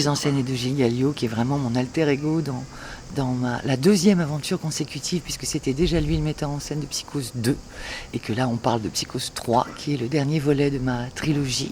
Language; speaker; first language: French; native; French